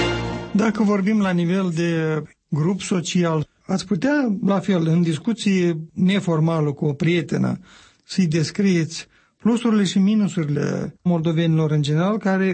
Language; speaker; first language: Romanian; native; Romanian